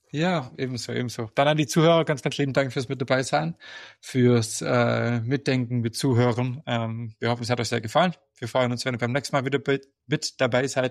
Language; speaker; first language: German; native; German